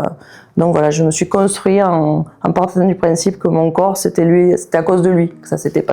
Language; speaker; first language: French; native; French